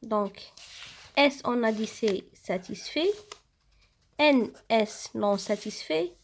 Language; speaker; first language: French; non-native, local second language; Arabic